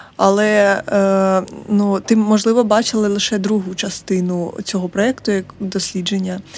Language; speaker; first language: Ukrainian; native; Ukrainian